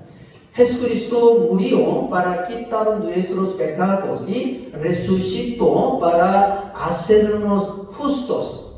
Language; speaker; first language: Spanish; non-native, fluent; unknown